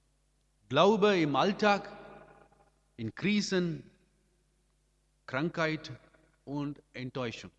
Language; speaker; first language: German; non-native, learner; Amharic